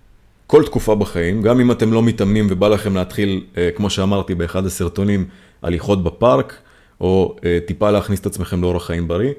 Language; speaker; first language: Hebrew; native; Hebrew